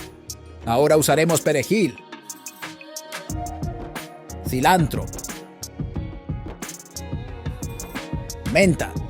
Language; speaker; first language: Spanish; native; Spanish